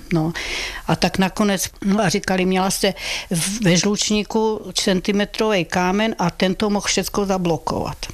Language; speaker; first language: Czech; native; Czech